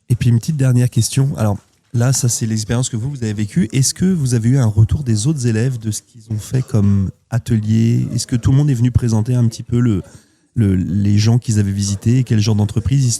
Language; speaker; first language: French; native; French